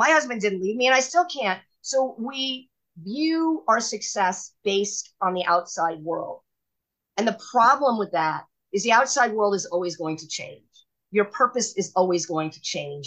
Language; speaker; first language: English; native; English